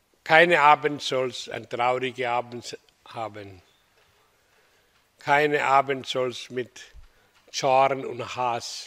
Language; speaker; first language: German; non-native, learner; Hindi